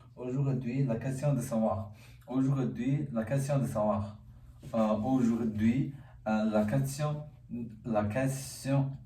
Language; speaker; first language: French; non-native, learner; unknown